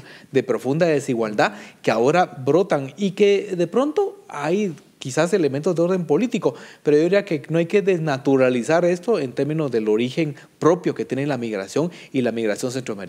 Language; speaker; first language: Spanish; native; Spanish